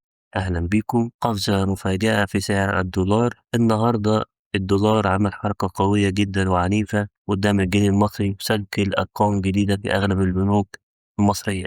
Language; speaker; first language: Arabic; native; Arabic